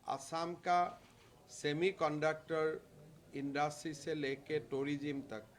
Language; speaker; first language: Hindi; non-native, local second language; Assamese